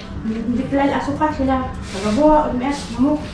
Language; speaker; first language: Hebrew; non-native, learner; Filipino